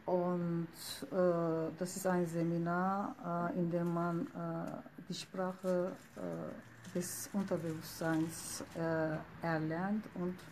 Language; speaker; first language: German; non-native, fluent; Turkish